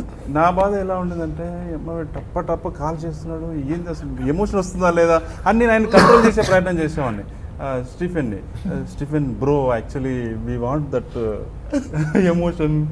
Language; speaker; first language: Telugu; native; Telugu